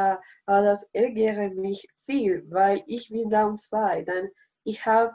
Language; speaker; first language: German; non-native, learner; Spanish